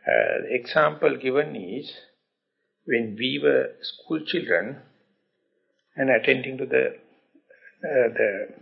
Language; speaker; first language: English; non-native, local second language; Sinhala